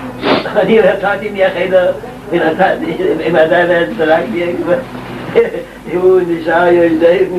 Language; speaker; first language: Hebrew; non-native, local second language; Yiddish